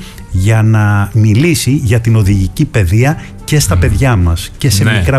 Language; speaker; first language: Greek; native; Greek